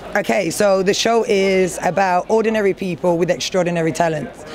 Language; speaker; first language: English; native; English